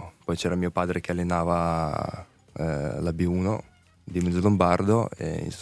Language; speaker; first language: Italian; early bilingual, other home language; Russian